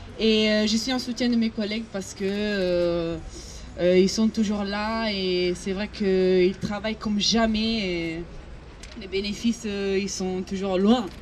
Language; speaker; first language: French; non-native, fluent; Italian